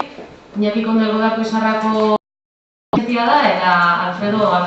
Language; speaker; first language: Basque; native; Basque